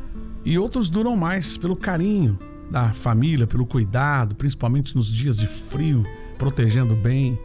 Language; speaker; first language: Portuguese; native; Portuguese